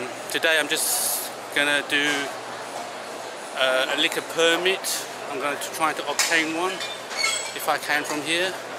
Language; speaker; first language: English; native; English